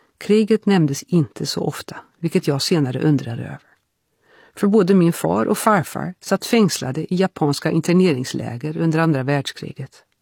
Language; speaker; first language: Swedish; early bilingual, heritage; Swedish